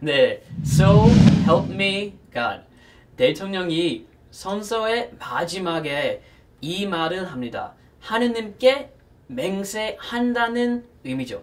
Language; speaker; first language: Korean; non-native, fluent; English